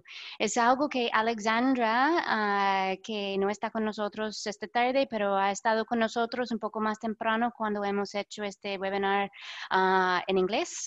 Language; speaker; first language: Spanish; non-native, fluent; English